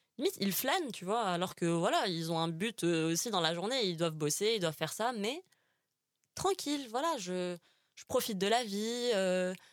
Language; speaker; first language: French; non-native, local second language; Arabic